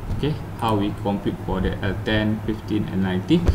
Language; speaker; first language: English; non-native, local second language; Malay